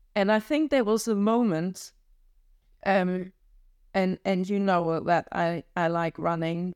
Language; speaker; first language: English; non-native, fluent; German